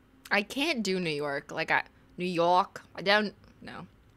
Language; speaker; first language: English; native; English